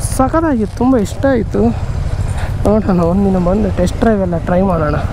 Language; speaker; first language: Kannada; non-native, local second language; Tulu